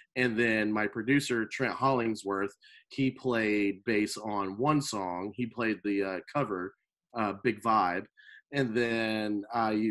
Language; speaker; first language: English; native; English